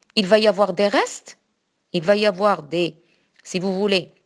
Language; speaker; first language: French; non-native, local second language; Arabic